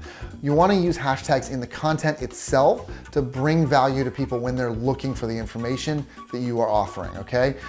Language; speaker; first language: English; native; English